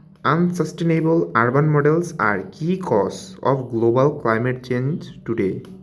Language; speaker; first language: English; non-native, local second language; Bangla